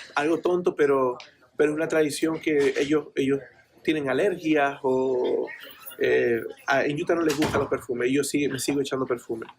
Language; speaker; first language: Spanish; native; Spanish